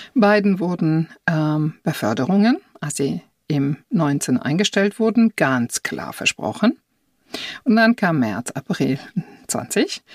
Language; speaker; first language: German; non-native, fluent; Italian